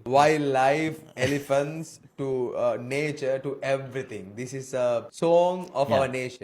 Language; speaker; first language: English; non-native, local second language; Sinhala